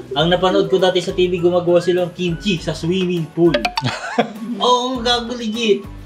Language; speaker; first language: Filipino; native; Filipino